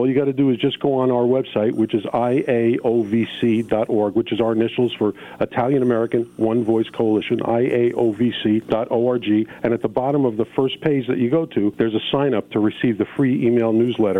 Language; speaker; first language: English; early bilingual, other home language; Sicilian